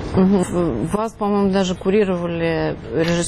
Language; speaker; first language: Russian; native; Russian